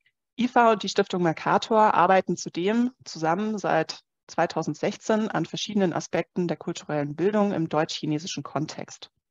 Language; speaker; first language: German; native; German